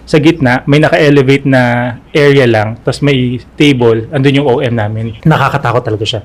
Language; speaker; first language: Filipino; native; Filipino